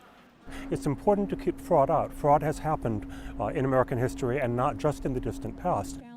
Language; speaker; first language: English; native; English